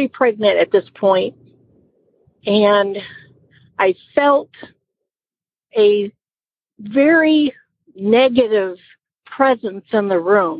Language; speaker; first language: English; native; English